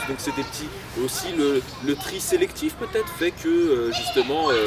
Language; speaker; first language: French; native; French